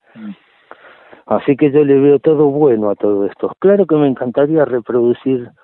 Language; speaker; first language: Spanish; native; Spanish